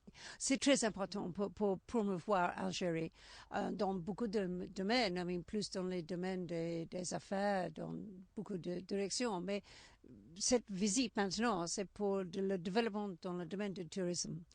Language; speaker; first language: French; non-native, learner; English